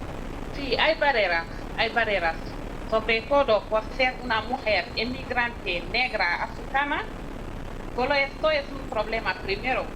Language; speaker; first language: Spanish; non-native, fluent; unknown